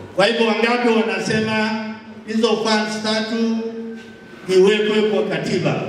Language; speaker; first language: Swahili; non-native, local second language; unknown